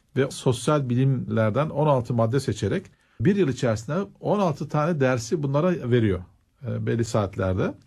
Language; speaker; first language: Turkish; native; Turkish